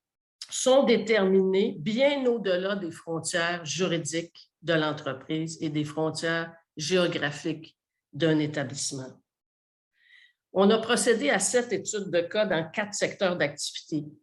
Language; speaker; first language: French; native; French